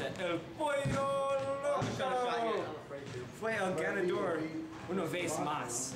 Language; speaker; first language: Spanish; non-native, learner; English